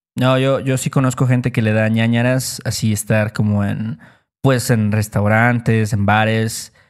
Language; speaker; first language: Spanish; native; Spanish